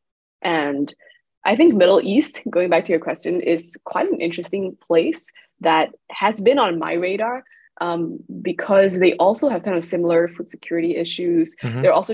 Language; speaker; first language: English; non-native, local second language; Chinese